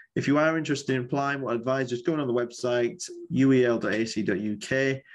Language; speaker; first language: English; native; English